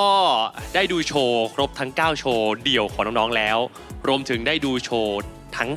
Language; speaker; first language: Thai; native; Thai